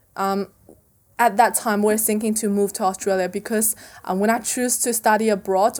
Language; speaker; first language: English; non-native, fluent; Chinese